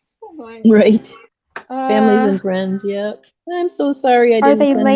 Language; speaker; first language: English; native; English